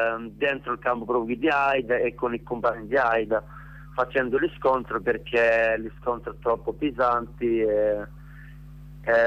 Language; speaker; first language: Italian; non-native, learner; Arabic